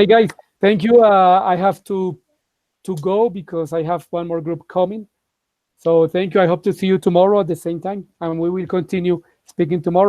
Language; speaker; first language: English; non-native, fluent; Spanish